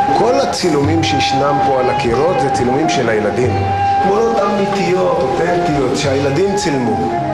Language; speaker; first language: Hebrew; non-native, local second language; Arabic